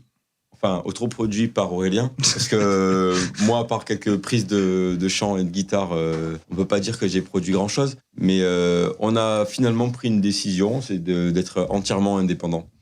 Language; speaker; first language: French; native; French